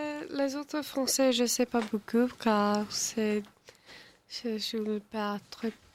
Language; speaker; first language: French; non-native, learner; English